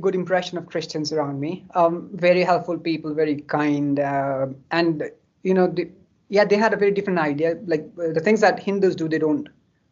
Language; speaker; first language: English; non-native, local second language; Nepali